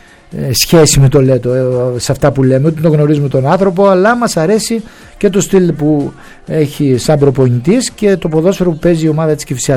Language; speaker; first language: Greek; native; Greek